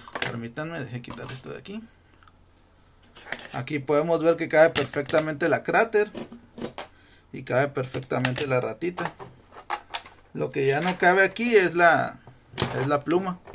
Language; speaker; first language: Spanish; native; Spanish